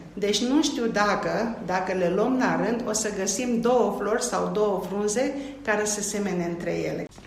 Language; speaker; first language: Romanian; non-native, local second language; Turkish